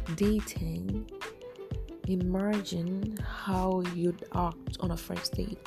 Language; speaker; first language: English; non-native, local second language; Swahili